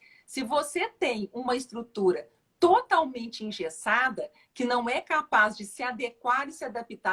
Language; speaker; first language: Portuguese; native; Portuguese